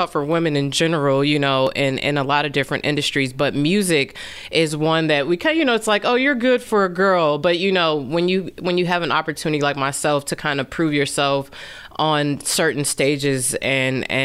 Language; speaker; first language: English; native; English